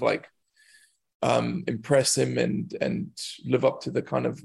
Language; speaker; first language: English; native; English